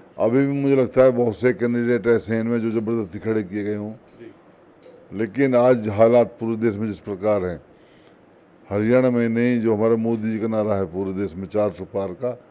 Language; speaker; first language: Hindi; native; Hindi